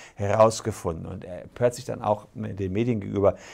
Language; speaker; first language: German; native; German